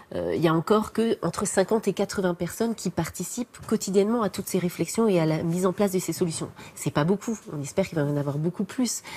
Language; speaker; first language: French; native; French